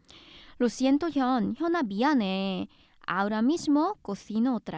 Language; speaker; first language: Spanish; non-native, fluent; Korean